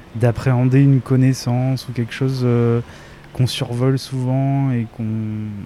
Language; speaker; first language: French; native; French